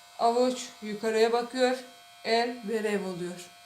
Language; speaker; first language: Turkish; native; Turkish